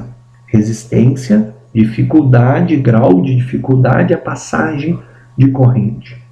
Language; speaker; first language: Portuguese; native; Portuguese